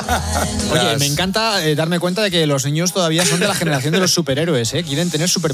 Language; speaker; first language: Spanish; native; Spanish